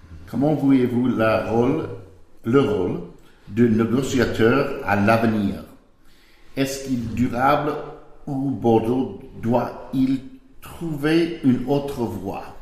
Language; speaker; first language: French; non-native, learner; English